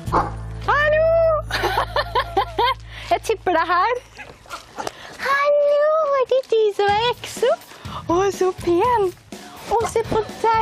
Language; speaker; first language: Norwegian; native; Norwegian